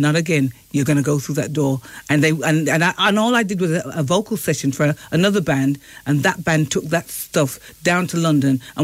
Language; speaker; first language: English; native; English